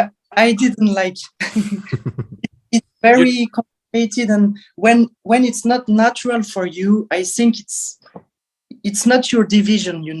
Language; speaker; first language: English; non-native, learner; French